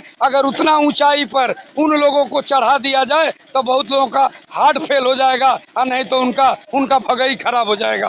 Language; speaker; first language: Hindi; native; Hindi